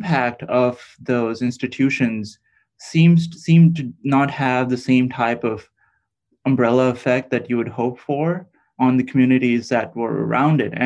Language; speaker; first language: English; non-native, local second language; Urdu